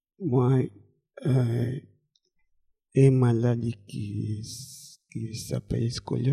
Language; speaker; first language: French; non-native, learner; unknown